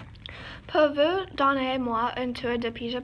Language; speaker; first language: French; non-native, learner; English